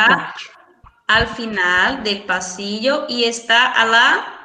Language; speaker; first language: Spanish; non-native, fluent; Portuguese